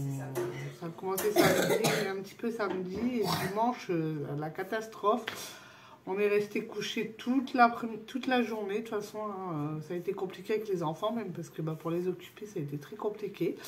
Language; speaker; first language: French; native; French